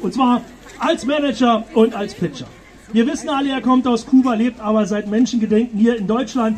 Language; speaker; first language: German; native; German